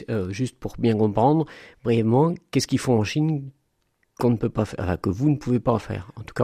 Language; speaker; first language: French; native; French